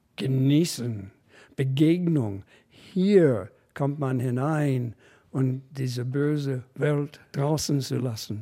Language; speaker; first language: German; non-native, fluent; English